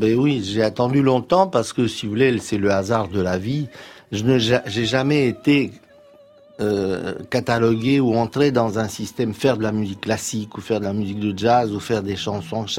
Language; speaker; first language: French; non-native, fluent; Romanian